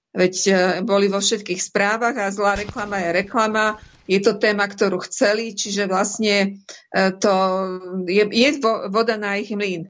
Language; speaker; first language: Slovak; native; Slovak